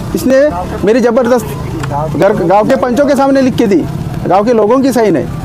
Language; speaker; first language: Hindi; non-native, local second language; Marathi